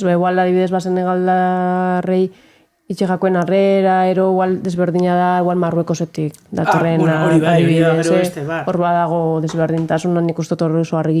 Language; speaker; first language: Basque; native; Basque